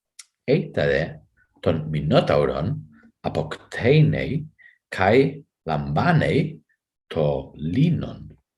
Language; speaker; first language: Greek; non-native, fluent; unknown